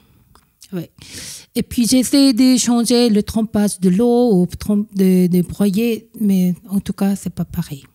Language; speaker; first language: French; non-native, fluent; Korean